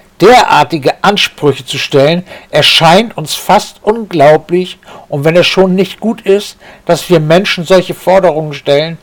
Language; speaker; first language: German; native; German